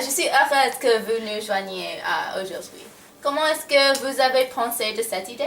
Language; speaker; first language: French; non-native, learner; English